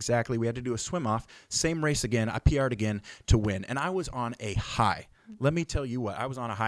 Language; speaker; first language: English; native; English